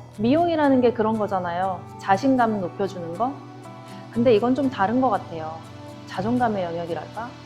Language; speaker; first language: Korean; native; Korean